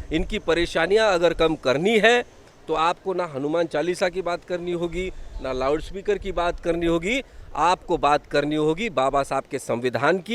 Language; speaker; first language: Hindi; non-native, local second language; Marathi